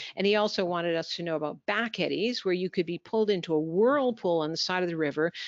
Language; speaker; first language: English; native; English